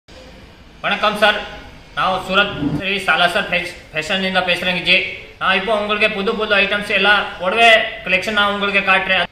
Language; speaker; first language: Tamil; non-native, learner; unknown